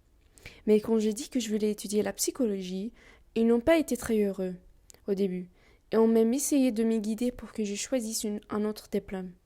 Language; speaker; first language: French; non-native, learner; Arabic